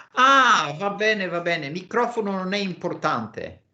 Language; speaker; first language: Italian; non-native, fluent; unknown